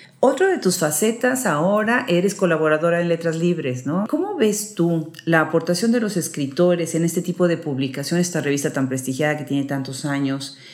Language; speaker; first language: Spanish; native; Spanish